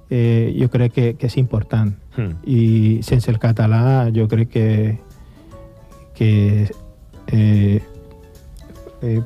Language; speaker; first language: Catalan; non-native, fluent; Spanish